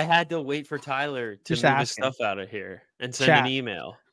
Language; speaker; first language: English; native; English